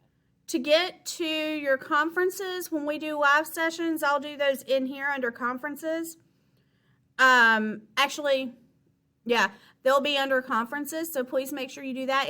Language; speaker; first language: English; native; English